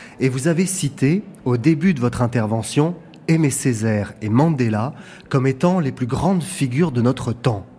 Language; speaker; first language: French; native; French